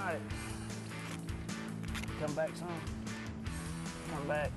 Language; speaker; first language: English; native; English